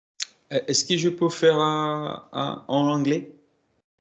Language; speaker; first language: French; non-native, fluent; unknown